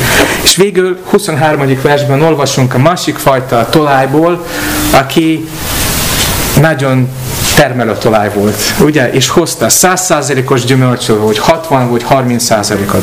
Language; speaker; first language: Hungarian; non-native, fluent; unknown